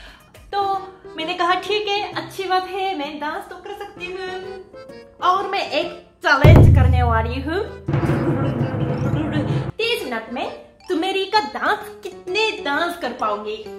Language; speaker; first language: Hindi; non-native, fluent; Japanese